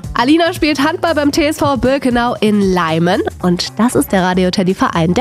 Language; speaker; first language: German; native; German